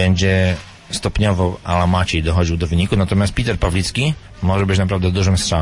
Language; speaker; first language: Polish; native; Polish